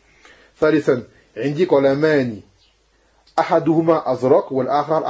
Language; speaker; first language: Arabic; non-native, fluent; French